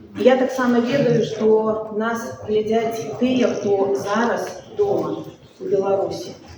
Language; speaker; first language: Belarusian; non-native, local second language; Russian